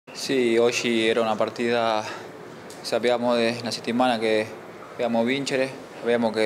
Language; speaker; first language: Italian; non-native, fluent; Spanish